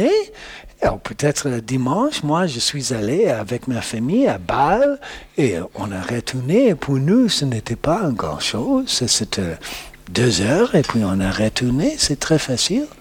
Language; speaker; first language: French; non-native, learner; English